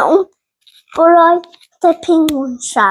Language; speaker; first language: Albanian; early bilingual, heritage; Albanian